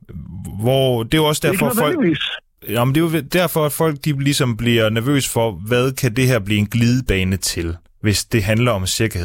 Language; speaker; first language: Danish; native; Danish